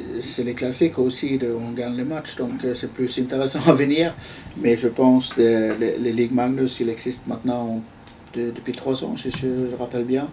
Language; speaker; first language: French; non-native, fluent; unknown